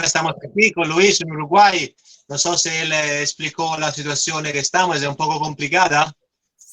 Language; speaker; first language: Spanish; non-native, learner; Portuguese